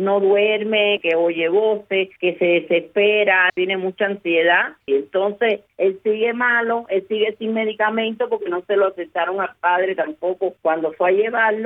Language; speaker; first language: Spanish; native; Spanish